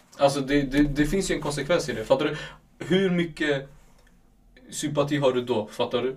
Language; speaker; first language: Swedish; native; Swedish